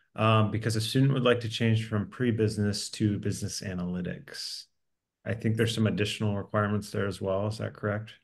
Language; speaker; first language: English; native; English